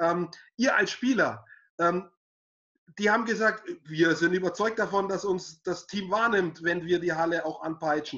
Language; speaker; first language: German; native; German